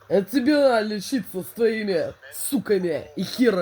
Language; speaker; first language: Russian; native; Russian